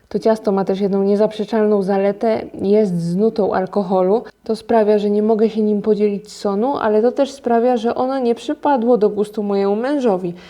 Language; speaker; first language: Polish; native; Polish